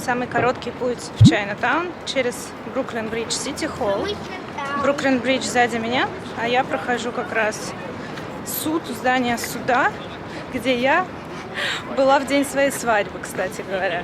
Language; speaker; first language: Russian; native; Russian